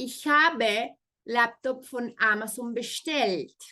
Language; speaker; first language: German; non-native, fluent; Spanish